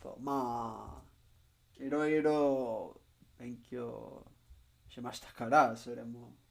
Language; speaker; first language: Japanese; non-native, learner; English